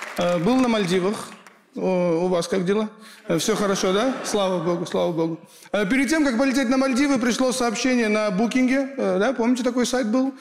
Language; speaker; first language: Russian; early bilingual, other home language; Kurdish